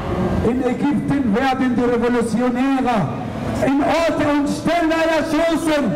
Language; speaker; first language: German; non-native, learner; Arabic